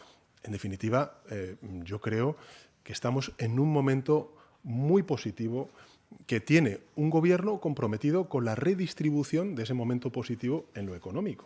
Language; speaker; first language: Spanish; native; Spanish